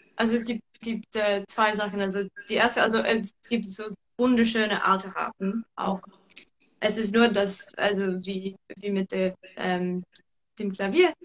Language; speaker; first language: German; non-native, fluent; English